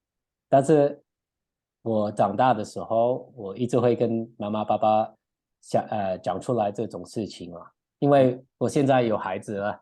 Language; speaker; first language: Chinese; early bilingual, heritage; English